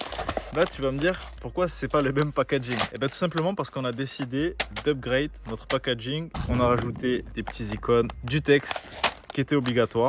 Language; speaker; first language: French; native; French